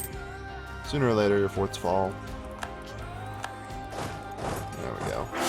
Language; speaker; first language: English; native; English